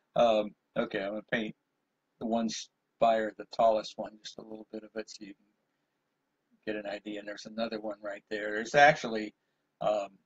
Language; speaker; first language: English; native; English